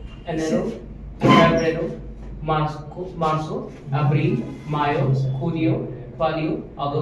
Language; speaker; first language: Spanish; non-native, learner; Hindi